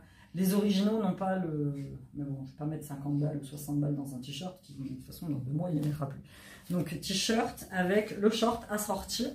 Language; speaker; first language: French; native; French